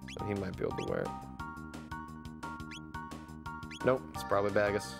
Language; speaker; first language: English; native; English